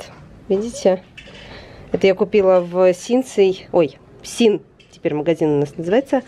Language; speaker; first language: Russian; native; Russian